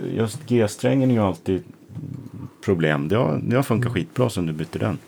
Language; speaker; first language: Swedish; native; Swedish